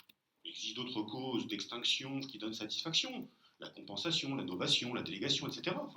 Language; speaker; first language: French; native; French